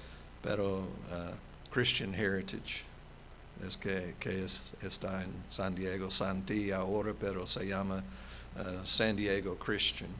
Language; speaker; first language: Spanish; non-native, fluent; English